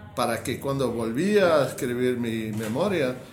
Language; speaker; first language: Spanish; non-native, fluent; English